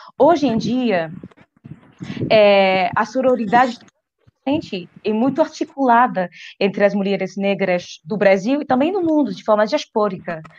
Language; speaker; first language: Portuguese; non-native, fluent; French